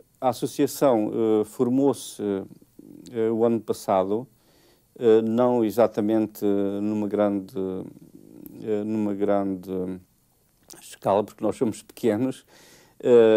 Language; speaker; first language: Portuguese; native; Portuguese